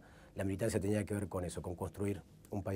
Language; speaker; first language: Spanish; native; Spanish